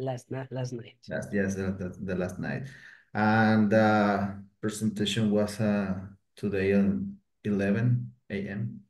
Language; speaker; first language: English; non-native, learner; Spanish